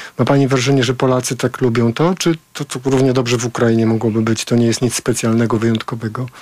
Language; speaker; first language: Polish; native; Polish